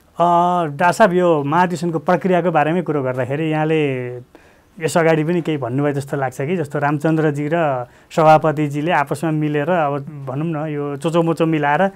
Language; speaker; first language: Nepali; native; Nepali